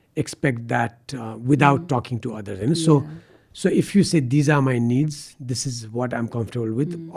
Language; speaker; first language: English; non-native, local second language; Nepali